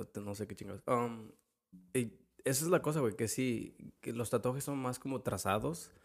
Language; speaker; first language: Spanish; early bilingual, heritage; Spanish